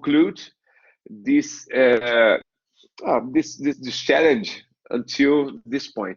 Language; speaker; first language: English; non-native, learner; Portuguese